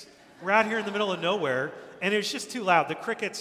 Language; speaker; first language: English; native; English